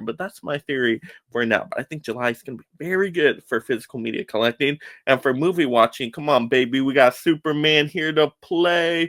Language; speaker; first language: English; native; English